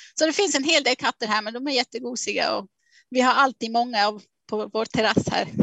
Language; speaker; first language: Swedish; non-native, fluent; Swiss German